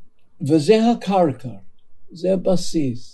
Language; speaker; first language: Hebrew; non-native, fluent; English